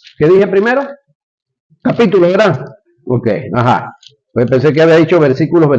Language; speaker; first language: Spanish; native; Spanish